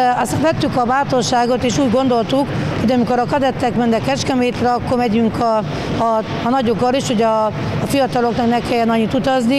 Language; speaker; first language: Hungarian; native; Hungarian